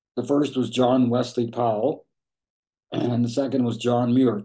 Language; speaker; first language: English; native; English